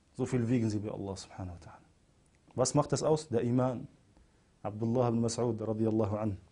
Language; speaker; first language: German; non-native, fluent; Arabic